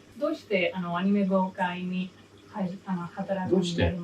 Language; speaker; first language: Japanese; non-native, learner; English